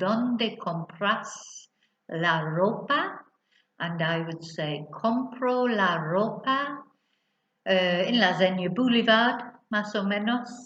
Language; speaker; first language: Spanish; non-native, fluent; English